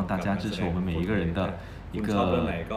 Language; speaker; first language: Chinese; non-native, fluent; Thai